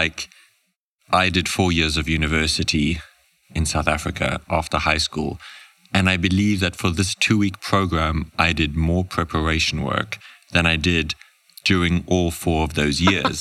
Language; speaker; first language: English; native; English